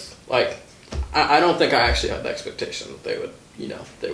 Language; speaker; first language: English; native; English